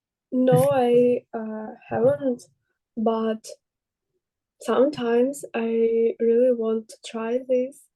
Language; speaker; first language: English; non-native, learner; Russian